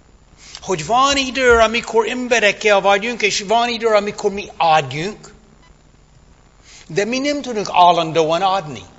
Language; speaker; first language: Hungarian; non-native, fluent; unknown